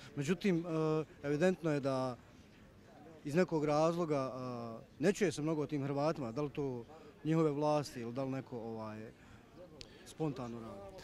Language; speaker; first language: Bosnian; native; Bosnian